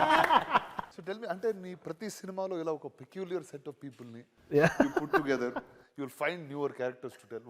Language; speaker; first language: Telugu; native; Telugu